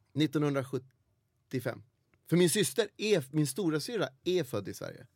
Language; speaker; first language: Swedish; early bilingual, other home language; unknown